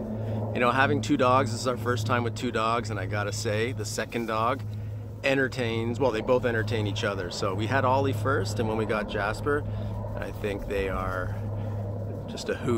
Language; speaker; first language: English; native; English